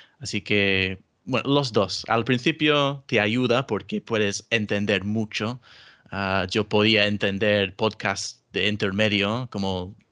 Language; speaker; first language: Spanish; non-native, fluent; English